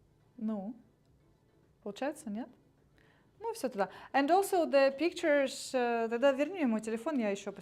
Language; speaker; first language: Russian; non-native, fluent; Estonian